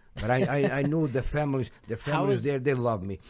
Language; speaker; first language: English; non-native, fluent; Portuguese